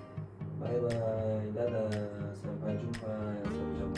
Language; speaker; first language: Indonesian; non-native, learner; Turkish